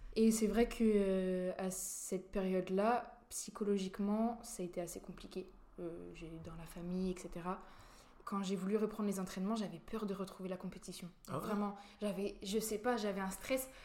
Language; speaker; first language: French; native; French